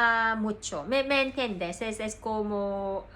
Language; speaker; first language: Spanish; non-native, learner; Cantonese